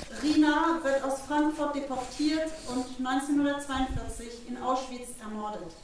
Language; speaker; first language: German; native; German